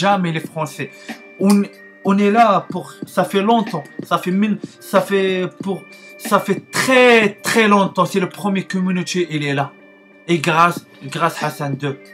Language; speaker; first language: French; non-native, learner; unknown